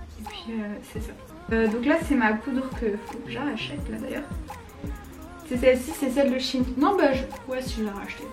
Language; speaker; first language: French; native; French